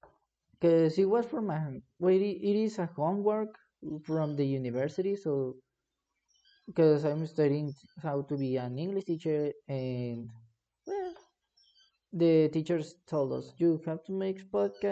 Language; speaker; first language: English; non-native, learner; Spanish